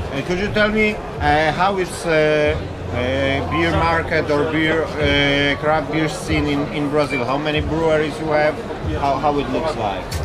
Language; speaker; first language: English; non-native, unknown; Polish